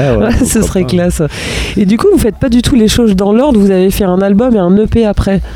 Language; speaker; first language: French; native; French